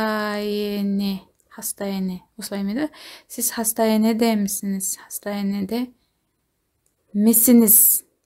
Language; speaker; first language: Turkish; non-native, fluent; Kazakh